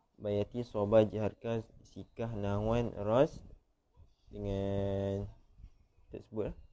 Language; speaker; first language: Malay; native; Malay